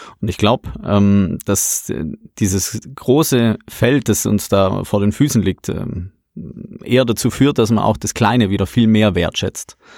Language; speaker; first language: German; native; German